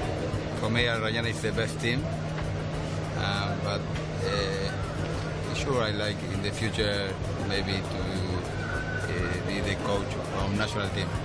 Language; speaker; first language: English; non-native, learner; Spanish